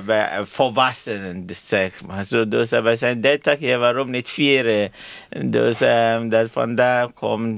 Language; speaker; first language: Dutch; non-native, learner; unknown